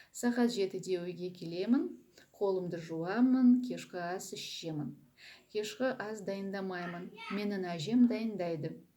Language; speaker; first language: Kazakh; non-native, local second language; Russian